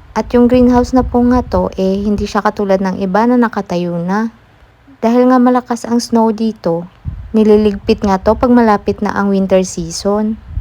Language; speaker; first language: Filipino; native; Filipino